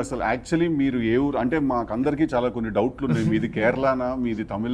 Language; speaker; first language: Telugu; native; Telugu